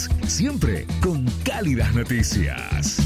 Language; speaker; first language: Spanish; native; Spanish